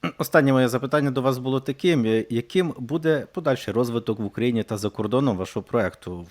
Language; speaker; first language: Ukrainian; native; Ukrainian